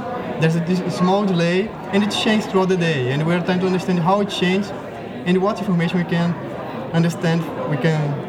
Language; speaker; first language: English; non-native, fluent; Portuguese